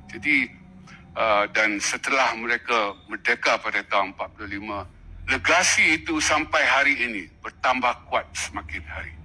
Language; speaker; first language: Malay; native; Malay